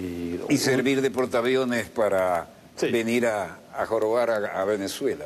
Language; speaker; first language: Spanish; native; Spanish